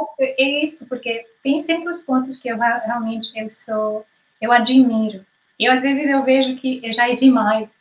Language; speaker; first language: Portuguese; non-native, fluent; Hungarian